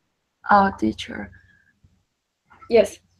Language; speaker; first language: English; non-native, learner; Spanish